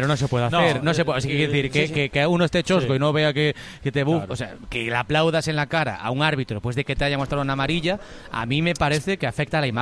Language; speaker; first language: Spanish; native; Spanish